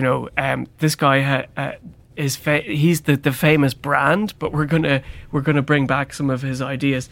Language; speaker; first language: English; native; English